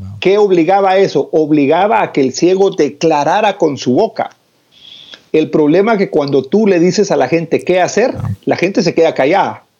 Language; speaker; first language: Spanish; native; Spanish